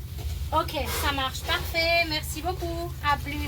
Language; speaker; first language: French; native; French